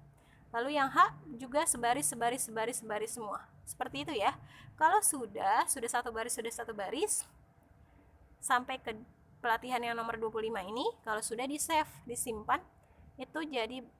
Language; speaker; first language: Indonesian; native; Indonesian